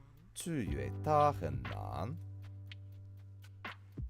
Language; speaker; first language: Chinese; non-native, learner; English